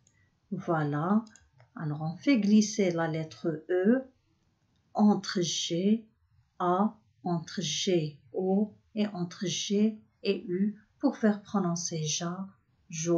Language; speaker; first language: French; non-native, local second language; Arabic